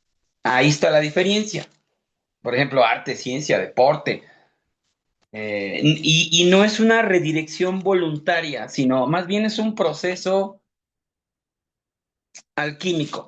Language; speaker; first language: Spanish; native; Spanish